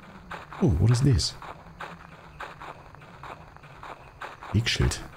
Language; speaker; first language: German; native; German